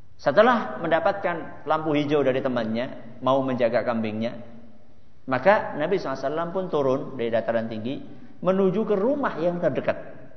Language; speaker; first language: Indonesian; non-native, local second language; Javanese